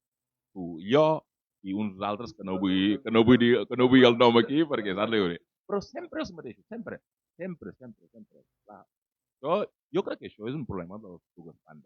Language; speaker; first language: Catalan; non-native, fluent; Wolof